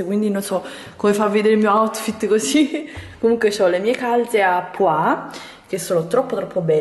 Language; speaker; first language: Italian; native; Italian